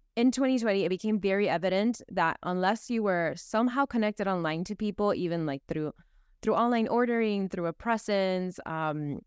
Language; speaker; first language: English; early bilingual, other home language; Spanish